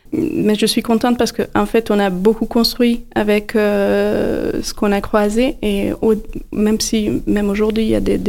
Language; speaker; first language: French; non-native, fluent; Hungarian